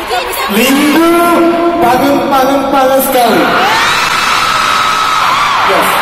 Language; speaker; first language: Indonesian; non-native, learner; Korean